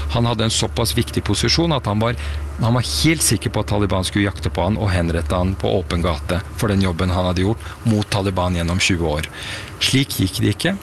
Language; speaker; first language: Norwegian; early bilingual, other home language; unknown